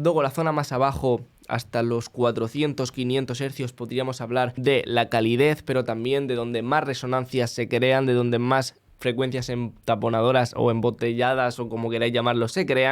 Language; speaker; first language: Spanish; native; Spanish